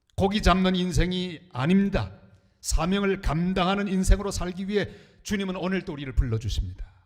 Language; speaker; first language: Korean; native; Korean